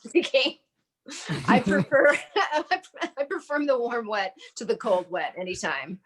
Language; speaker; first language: English; native; English